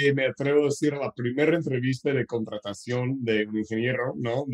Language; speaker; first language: Spanish; non-native, fluent; English